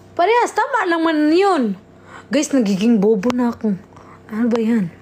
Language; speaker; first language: Filipino; non-native, local second language; Cebuano